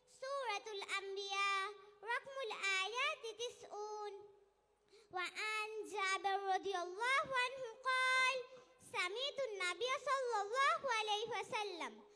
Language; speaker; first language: Arabic; non-native, learner; Bangla